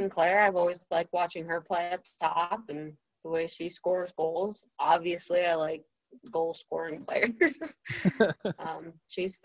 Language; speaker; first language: English; native; English